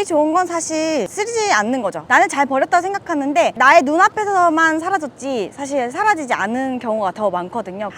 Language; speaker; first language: Korean; native; Korean